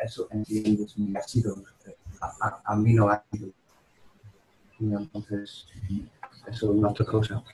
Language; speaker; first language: Spanish; non-native, learner; English